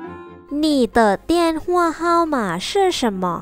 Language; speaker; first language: Chinese; non-native, fluent; Thai